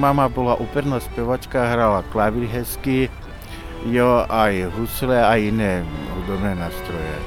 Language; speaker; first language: Czech; non-native, local second language; Slovak